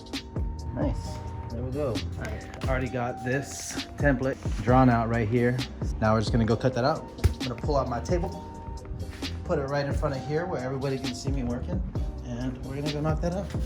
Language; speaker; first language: English; native; English